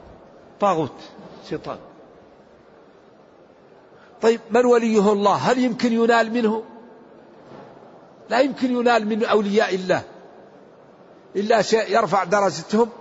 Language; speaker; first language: Arabic; native; Arabic